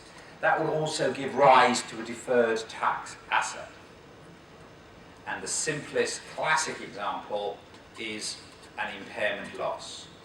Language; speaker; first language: English; native; English